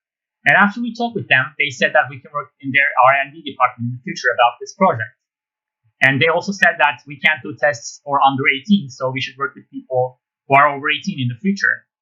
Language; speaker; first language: English; non-native, fluent; Turkish